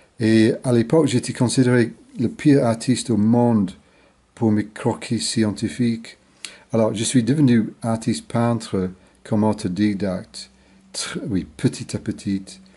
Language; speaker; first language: French; non-native, fluent; English